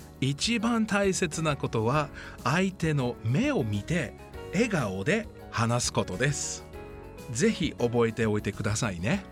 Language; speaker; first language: Japanese; non-native, fluent; English